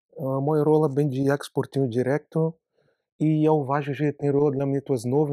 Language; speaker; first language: Polish; non-native, learner; Portuguese